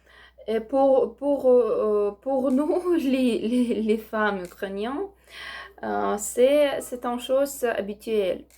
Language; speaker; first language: French; non-native, learner; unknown